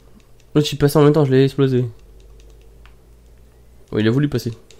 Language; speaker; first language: French; native; French